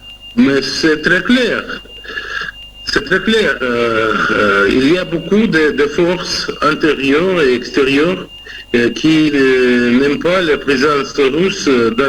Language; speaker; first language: French; non-native, fluent; Russian